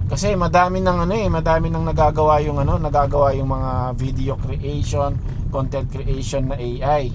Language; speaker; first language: Filipino; non-native, local second language; Pampanga